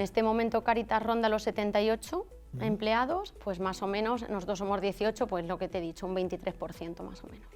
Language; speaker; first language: Spanish; native; Spanish